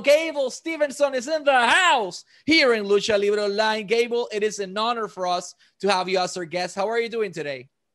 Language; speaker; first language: English; non-native, local second language; Spanish